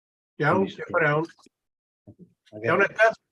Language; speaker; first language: Welsh; native; Welsh